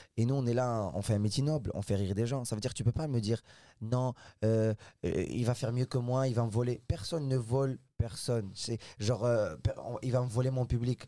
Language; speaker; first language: French; non-native, local second language; Arabic